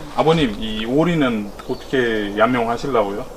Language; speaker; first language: Korean; non-native, learner; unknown